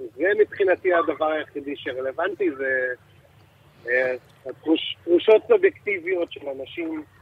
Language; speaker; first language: Hebrew; native; Hebrew